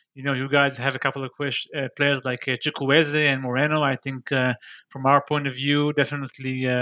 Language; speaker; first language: English; non-native, fluent; Hebrew